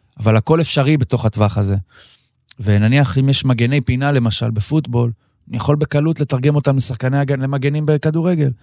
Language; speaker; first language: Hebrew; native; Hebrew